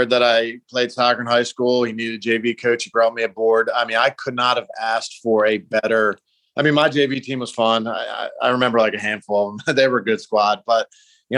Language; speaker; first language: English; native; English